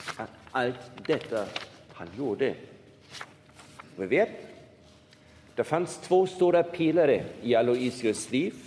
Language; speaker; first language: Swedish; non-native, fluent; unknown